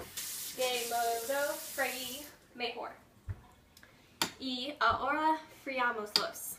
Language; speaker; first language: Spanish; non-native, learner; English